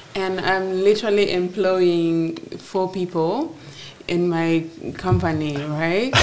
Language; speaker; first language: English; non-native, local second language; Acoli